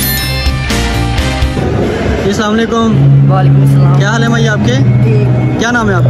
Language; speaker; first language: Urdu; non-native, local second language; Punjabi